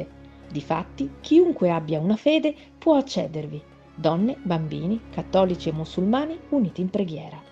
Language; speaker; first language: Italian; native; Italian